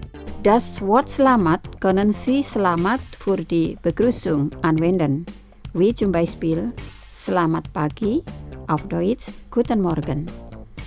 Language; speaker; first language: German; non-native, fluent; Indonesian